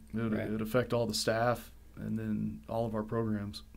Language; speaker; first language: English; native; English